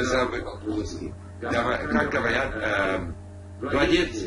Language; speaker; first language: Russian; non-native, learner; English